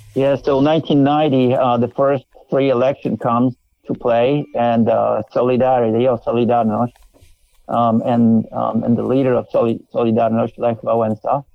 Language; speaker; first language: English; non-native, fluent; Polish